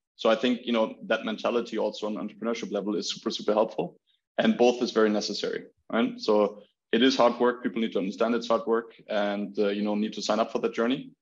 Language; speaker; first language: English; non-native, fluent; German